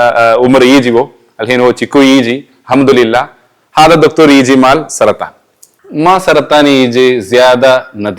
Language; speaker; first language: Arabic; non-native, learner; Malayalam